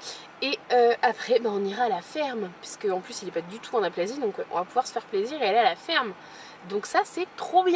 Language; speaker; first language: French; native; French